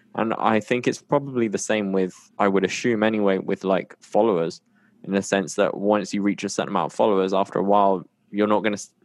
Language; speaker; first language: English; native; English